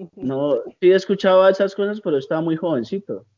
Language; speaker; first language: Spanish; native; Spanish